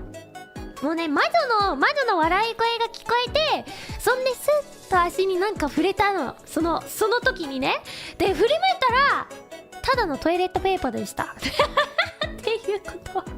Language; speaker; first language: Japanese; non-native, learner; English